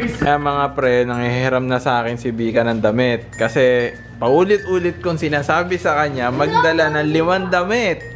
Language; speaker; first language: Filipino; native; Filipino